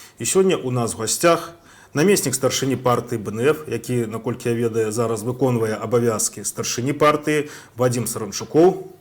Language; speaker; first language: Belarusian; native; Belarusian